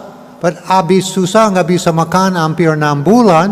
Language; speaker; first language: Indonesian; non-native, fluent; English